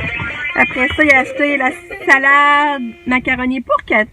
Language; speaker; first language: French; native; French